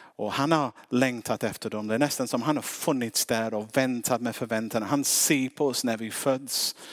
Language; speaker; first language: Swedish; non-native, fluent; English